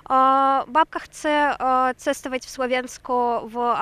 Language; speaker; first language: Slovak; non-native, learner; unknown